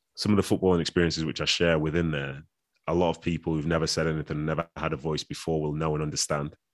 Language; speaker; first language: English; native; English